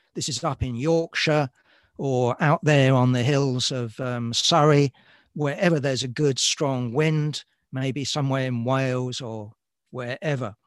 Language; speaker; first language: English; native; English